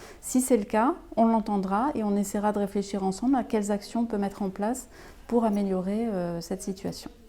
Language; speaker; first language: French; native; French